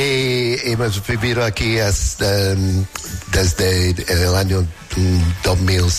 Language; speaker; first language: Spanish; non-native, learner; English